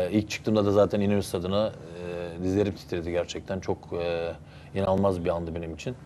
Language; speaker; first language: Turkish; early bilingual, heritage; Turkish